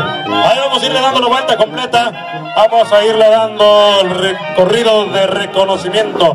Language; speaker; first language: Spanish; native; Spanish